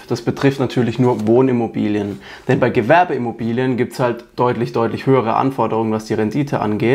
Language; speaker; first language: German; native; German